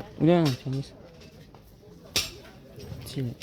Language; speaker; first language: French; native; French